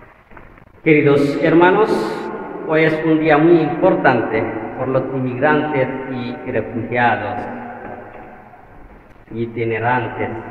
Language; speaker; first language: Spanish; non-native, fluent; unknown